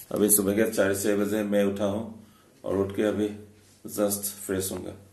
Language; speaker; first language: Hindi; non-native, local second language; Assamese